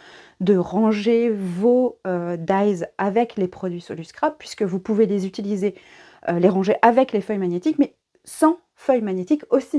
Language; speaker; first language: French; native; French